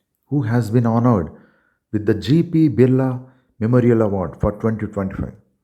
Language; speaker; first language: English; non-native, local second language; Telugu